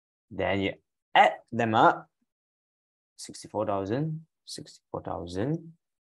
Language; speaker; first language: English; non-native, local second language; Chinese